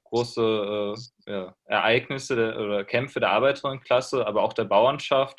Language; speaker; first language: German; native; German